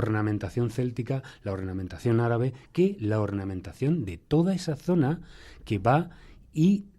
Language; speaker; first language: Spanish; native; Spanish